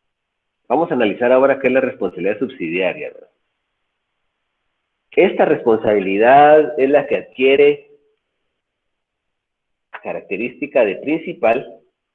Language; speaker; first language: Spanish; native; Spanish